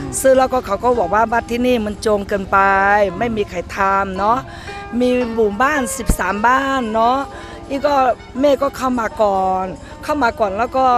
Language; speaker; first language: Thai; non-native, learner; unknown